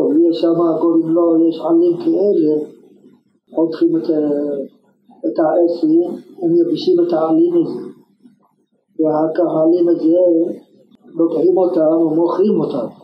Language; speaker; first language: Hebrew; non-native, fluent; Arabic